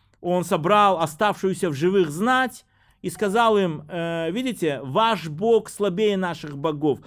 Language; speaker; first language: Russian; native; Russian